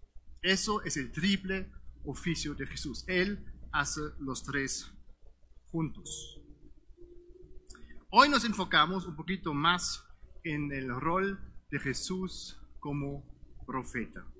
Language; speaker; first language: Spanish; non-native, fluent; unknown